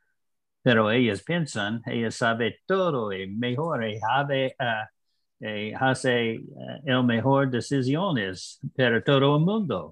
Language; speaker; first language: Spanish; non-native, learner; English